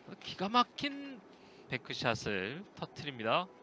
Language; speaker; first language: Korean; native; Korean